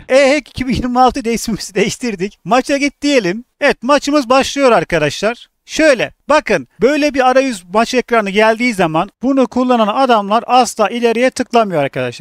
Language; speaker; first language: Turkish; native; Turkish